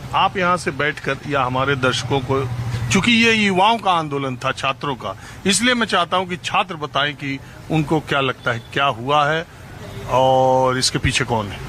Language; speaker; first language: Hindi; native; Hindi